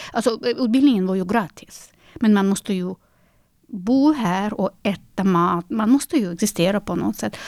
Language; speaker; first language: Swedish; non-native, fluent; Russian